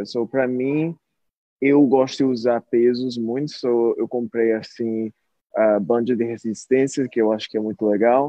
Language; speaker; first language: Portuguese; early bilingual, heritage; Portuguese